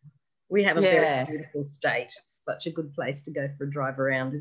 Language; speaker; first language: English; native; English